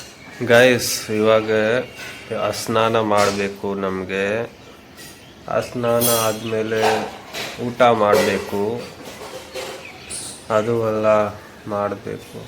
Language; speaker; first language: Kannada; non-native, local second language; Hindi